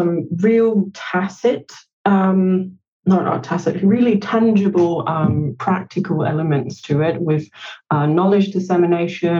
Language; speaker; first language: English; non-native, fluent; Danish